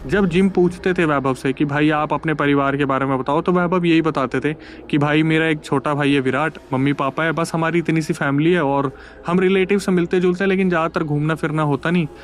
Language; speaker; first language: Hindi; native; Hindi